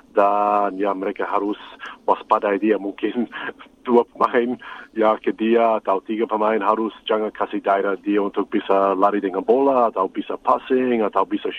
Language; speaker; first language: Indonesian; non-native, fluent; English